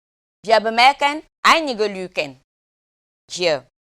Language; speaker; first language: German; non-native, fluent; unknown